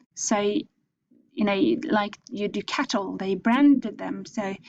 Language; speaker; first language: English; non-native, fluent; Norwegian